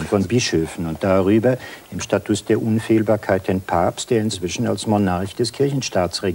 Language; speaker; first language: German; native; German